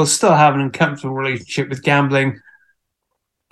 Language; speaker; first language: English; native; English